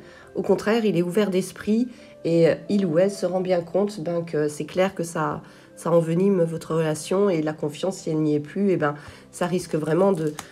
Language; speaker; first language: French; native; French